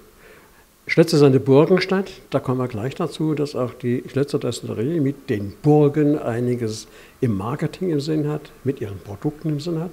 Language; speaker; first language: German; native; German